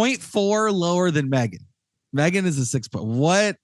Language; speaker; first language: English; native; English